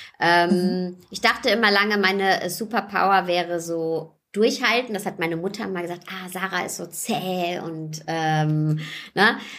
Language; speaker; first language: German; early bilingual, other home language; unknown